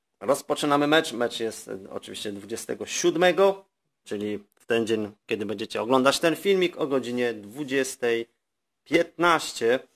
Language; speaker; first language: Polish; native; Polish